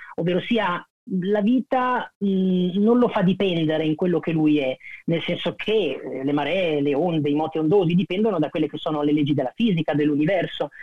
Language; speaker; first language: Italian; native; Italian